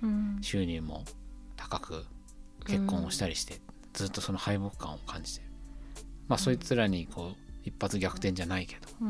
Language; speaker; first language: Japanese; native; Japanese